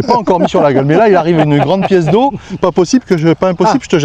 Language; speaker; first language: French; native; French